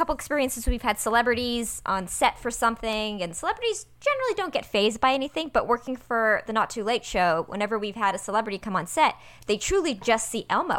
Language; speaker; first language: English; early bilingual, other home language; Persian